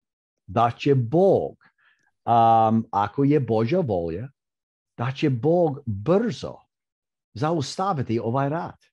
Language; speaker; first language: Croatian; early bilingual, heritage; Croatian